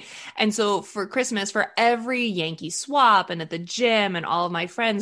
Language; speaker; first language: English; early bilingual, other home language; Russian